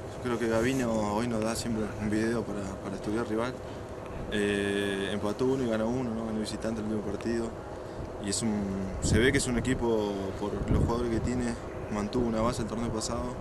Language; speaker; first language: Spanish; native; Spanish